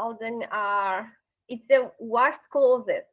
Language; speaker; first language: English; non-native, learner; Yakut